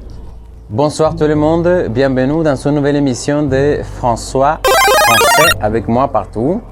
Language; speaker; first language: French; non-native, fluent; Spanish